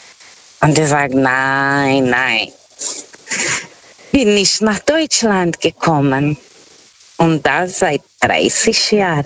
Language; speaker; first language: German; non-native, learner; Portuguese